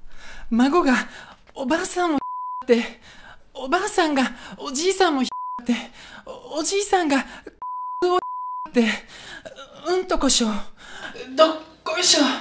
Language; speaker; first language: Japanese; early bilingual, other home language; Russian